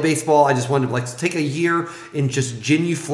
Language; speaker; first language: English; native; English